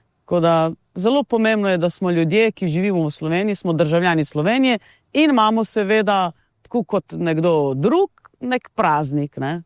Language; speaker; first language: Slovenian; non-native, local second language; Romany